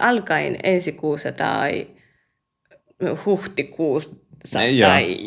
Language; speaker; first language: Finnish; non-native, learner; Japanese